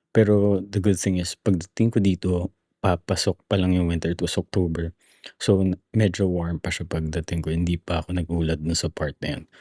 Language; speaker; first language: Filipino; native; Filipino